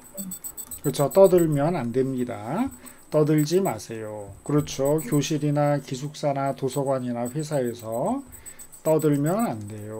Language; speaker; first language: Korean; native; Korean